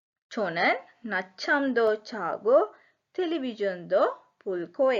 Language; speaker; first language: Korean; non-native, fluent; Sinhala